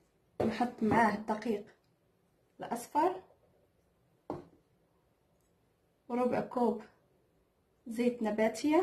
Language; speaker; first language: Arabic; native; Arabic